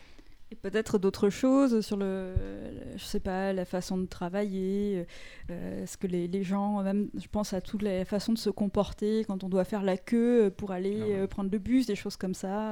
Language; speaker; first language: French; native; French